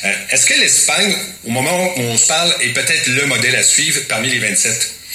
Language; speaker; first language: French; native; French